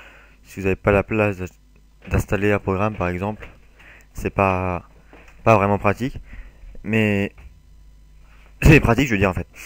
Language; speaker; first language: French; native; French